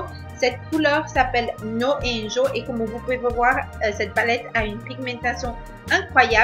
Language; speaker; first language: French; non-native, fluent; Spanish